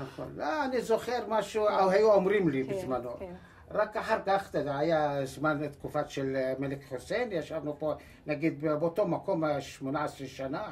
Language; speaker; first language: Hebrew; non-native, local second language; Armenian